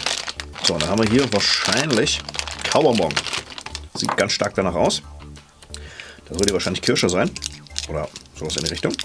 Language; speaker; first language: German; native; German